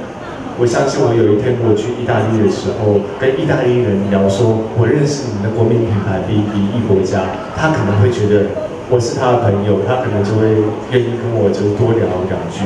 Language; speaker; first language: Chinese; native; Chinese